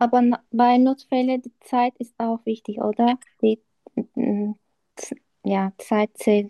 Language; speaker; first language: German; non-native, learner; Turkish